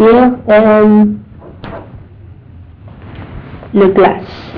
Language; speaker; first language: French; non-native, learner; English